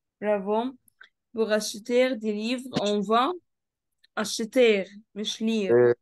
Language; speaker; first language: French; non-native, fluent; Arabic